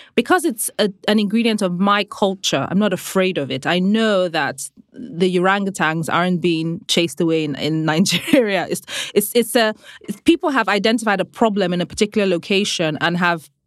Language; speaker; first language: English; non-native, local second language; Igbo